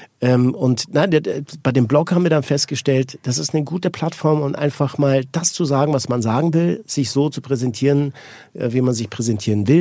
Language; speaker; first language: German; native; German